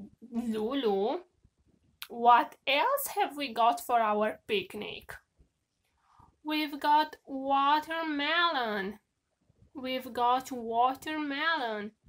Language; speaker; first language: English; non-native, fluent; Romanian